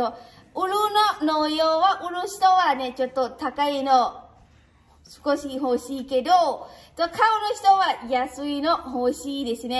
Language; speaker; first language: Japanese; non-native, learner; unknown